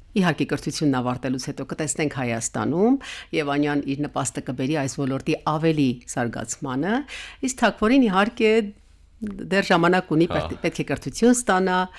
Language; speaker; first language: Armenian; native; Armenian